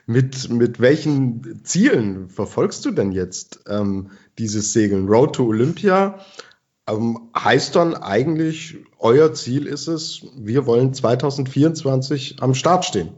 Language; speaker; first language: German; native; German